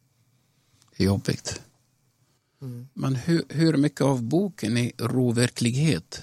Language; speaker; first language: Swedish; non-native, fluent; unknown